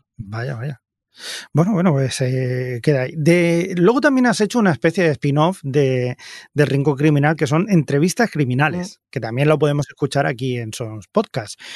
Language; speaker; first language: Spanish; native; Spanish